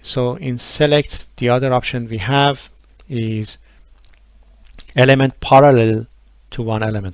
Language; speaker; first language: English; non-native, fluent; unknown